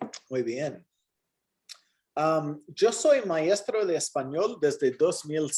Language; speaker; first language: Spanish; non-native, fluent; English